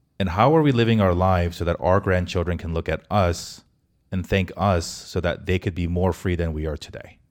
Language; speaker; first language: English; early bilingual, other home language; Korean